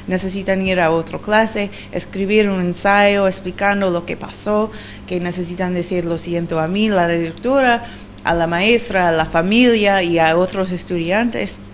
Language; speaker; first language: Spanish; non-native, learner; English